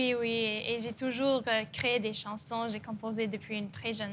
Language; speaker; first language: French; non-native, local second language; English